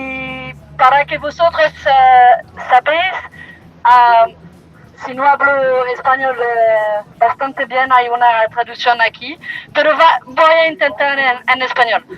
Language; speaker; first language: Spanish; non-native, learner; French